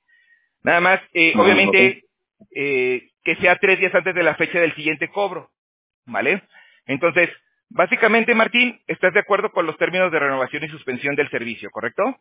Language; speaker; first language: Spanish; native; Spanish